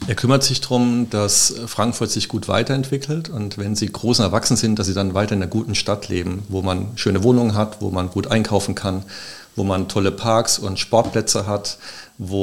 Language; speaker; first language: German; native; German